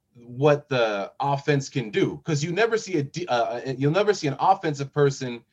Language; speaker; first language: English; native; English